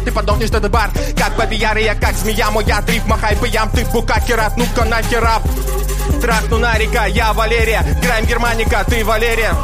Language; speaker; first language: Russian; native; Russian